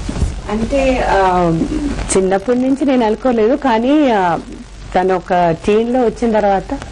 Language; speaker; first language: Telugu; non-native, fluent; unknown